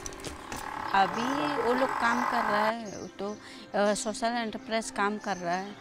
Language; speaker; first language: Hindi; non-native, local second language; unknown